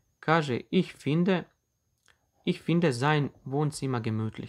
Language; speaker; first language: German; non-native, fluent; Bosnian